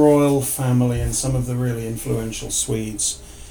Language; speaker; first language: English; native; English